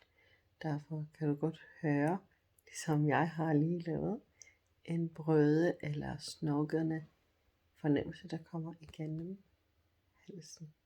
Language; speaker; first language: Danish; non-native, fluent; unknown